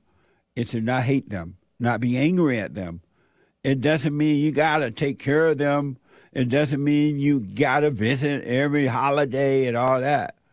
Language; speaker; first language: English; native; English